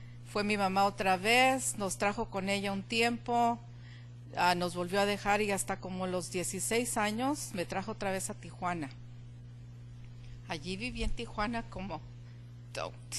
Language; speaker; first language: Spanish; native; Spanish